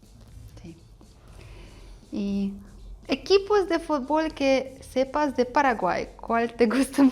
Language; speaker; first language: Spanish; non-native, learner; Russian